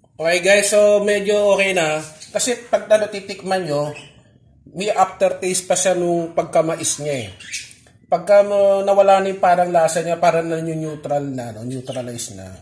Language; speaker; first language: Filipino; native; Filipino